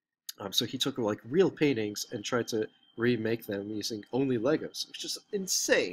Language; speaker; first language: English; native; English